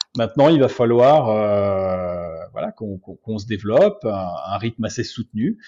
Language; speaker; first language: French; native; French